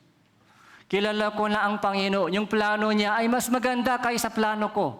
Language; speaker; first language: Filipino; non-native, fluent; Korean